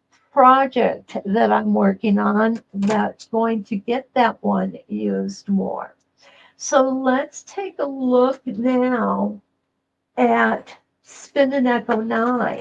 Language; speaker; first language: English; native; English